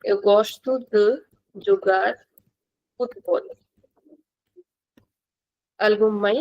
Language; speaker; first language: Portuguese; non-native, fluent; Hindi